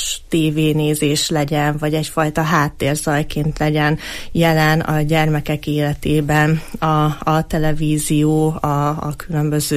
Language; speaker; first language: Hungarian; native; Hungarian